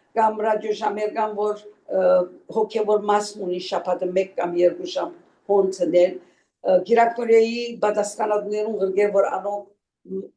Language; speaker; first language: Armenian; native; Armenian